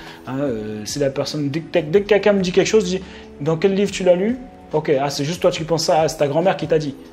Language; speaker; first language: French; native; French